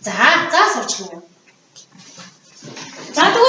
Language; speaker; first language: Mongolian; native; Mongolian